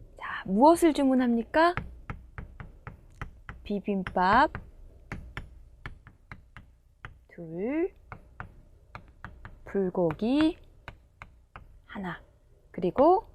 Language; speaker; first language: Korean; non-native, fluent; Indonesian